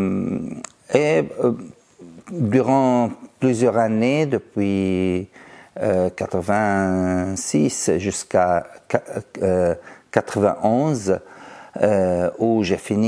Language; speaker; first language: French; non-native, fluent; Arabic